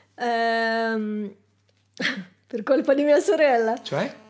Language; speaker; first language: Italian; non-native, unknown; Russian